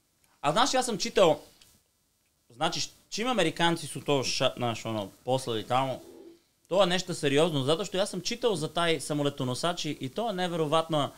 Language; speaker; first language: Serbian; non-native, learner; Bulgarian